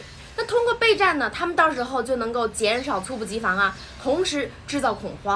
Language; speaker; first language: Chinese; native; Chinese